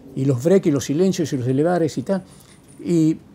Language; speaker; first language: Spanish; native; Spanish